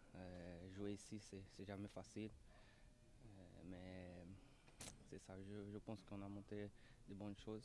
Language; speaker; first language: French; non-native, learner; Portuguese